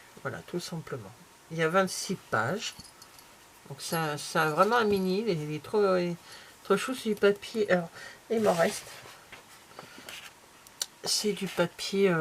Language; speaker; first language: French; native; French